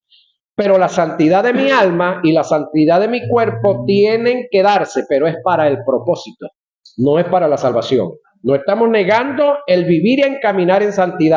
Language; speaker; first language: Spanish; native; Spanish